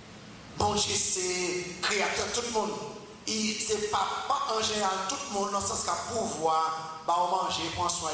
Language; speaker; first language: French; non-native, local second language; Haitian Creole